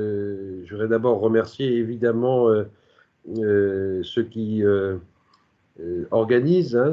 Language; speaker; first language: French; native; French